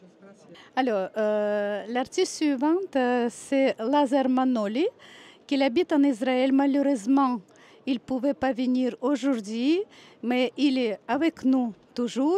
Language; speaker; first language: French; non-native, fluent; Russian